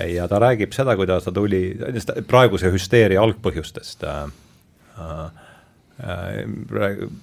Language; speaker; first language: Estonian; native; Estonian